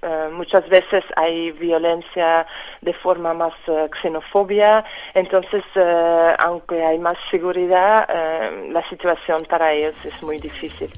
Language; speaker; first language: Spanish; non-native, fluent; French